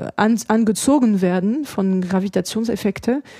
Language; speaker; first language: German; non-native, fluent; French